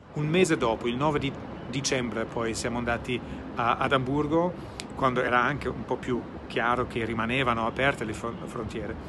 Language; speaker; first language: Italian; non-native, fluent; German